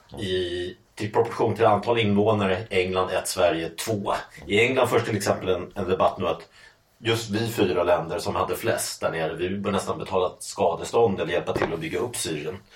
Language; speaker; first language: Swedish; native; Swedish